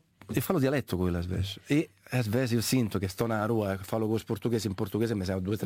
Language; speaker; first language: Portuguese; non-native, fluent; Italian